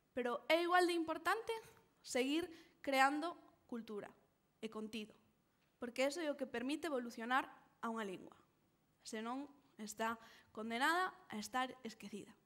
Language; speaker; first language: Galician; non-native, local second language; Spanish